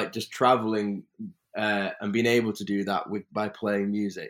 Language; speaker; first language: English; native; English